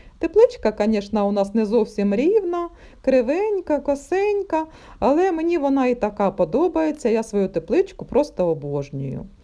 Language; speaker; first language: Ukrainian; non-native, local second language; Russian